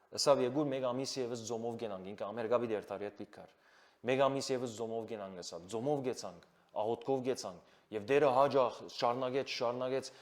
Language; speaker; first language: Armenian; early bilingual, heritage; Armenian